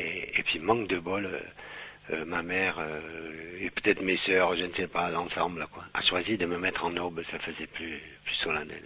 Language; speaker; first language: French; native; French